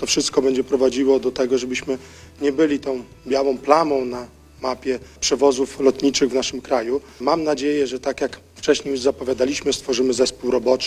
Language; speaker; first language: Polish; native; Polish